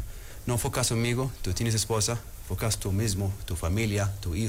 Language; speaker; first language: Spanish; non-native, learner; Arabic